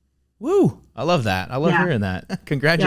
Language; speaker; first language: English; native; English